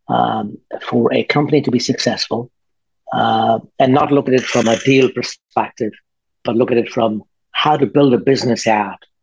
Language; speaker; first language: English; native; English